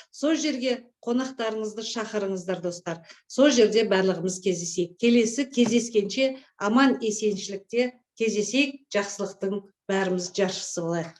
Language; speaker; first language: Kazakh; native; Kazakh